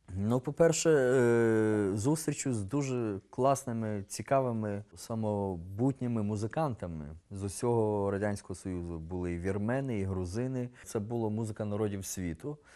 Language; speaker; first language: Ukrainian; native; Ukrainian